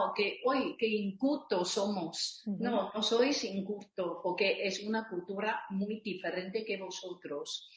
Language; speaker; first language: Spanish; non-native, learner; Chinese